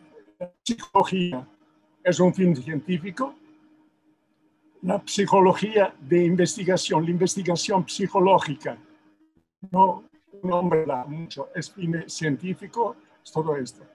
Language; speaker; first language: Spanish; non-native, fluent; Italian